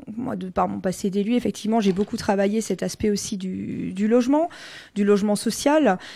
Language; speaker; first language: French; non-native, local second language; Swiss German